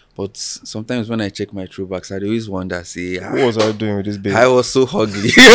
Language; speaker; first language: English; non-native, local second language; Yoruba